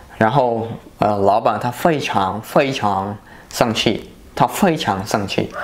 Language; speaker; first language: Chinese; non-native, fluent; Khmer